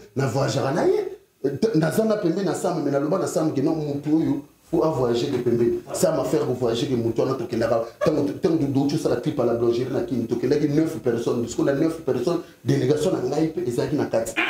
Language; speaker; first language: Lingala; native; Lingala